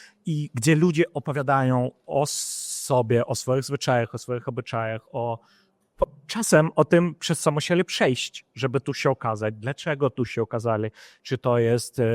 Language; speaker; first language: Polish; non-native, fluent; Ukrainian